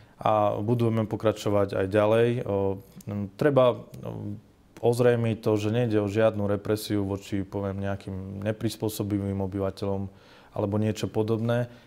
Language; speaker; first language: Slovak; native; Slovak